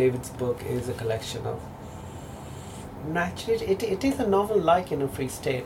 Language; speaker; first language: English; non-native, local second language; Bangla